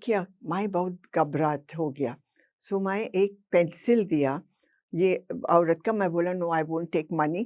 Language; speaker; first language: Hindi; non-native, local second language; English